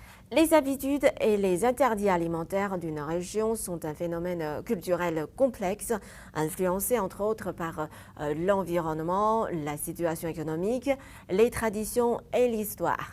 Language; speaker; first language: French; non-native, fluent; Chinese